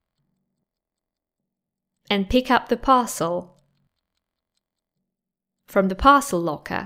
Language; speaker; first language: English; non-native, fluent; Polish